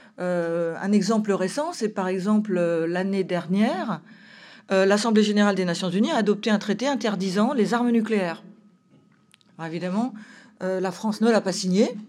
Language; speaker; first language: French; native; French